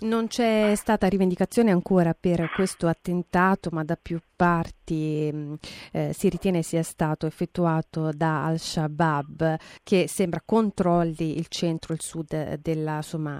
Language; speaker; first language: Italian; native; Italian